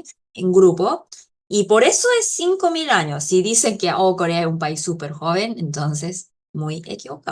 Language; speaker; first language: Spanish; non-native, fluent; Korean